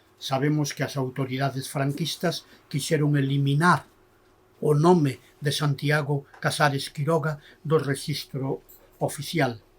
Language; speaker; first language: Galician; native; Galician